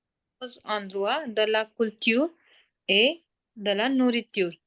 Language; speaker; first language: French; non-native, learner; Hindi